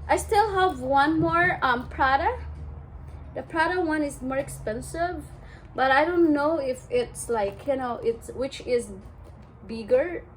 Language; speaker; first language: English; non-native, local second language; Filipino